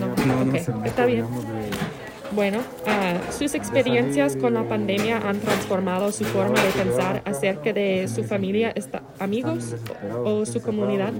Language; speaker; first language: Spanish; non-native, fluent; English